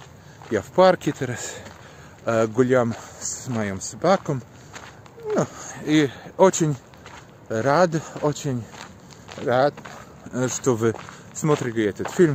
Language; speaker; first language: Russian; non-native, learner; Polish